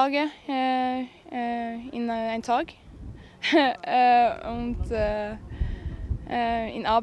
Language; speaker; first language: German; non-native, learner; Norwegian